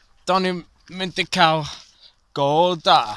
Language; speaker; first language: Welsh; non-native, learner; English